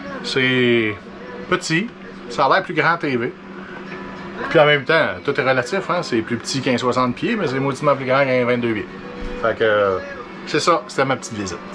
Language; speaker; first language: French; native; French